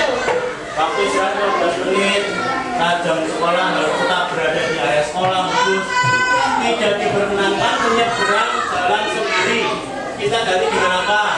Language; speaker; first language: Indonesian; native; Indonesian